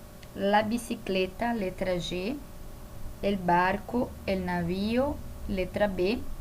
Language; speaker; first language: Spanish; non-native, fluent; Portuguese